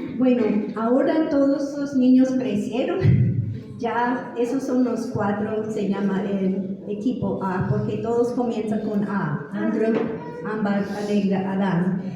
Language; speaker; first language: Spanish; non-native, fluent; English